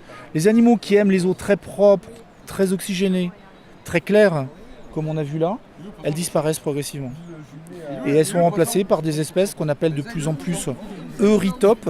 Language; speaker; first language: French; native; French